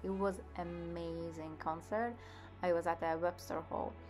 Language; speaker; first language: English; non-native, fluent; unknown